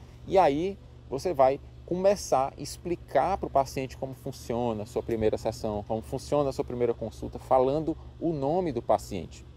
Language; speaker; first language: Portuguese; native; Portuguese